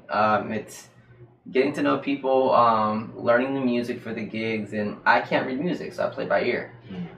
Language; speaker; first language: English; native; English